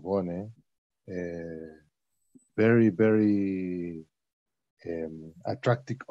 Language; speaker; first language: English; non-native, learner; Spanish